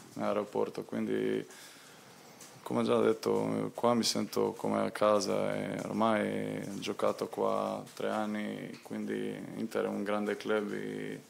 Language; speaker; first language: Italian; non-native, fluent; Croatian